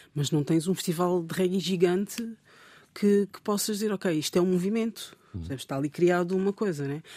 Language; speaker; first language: Portuguese; native; Portuguese